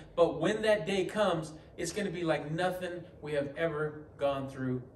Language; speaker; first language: English; native; English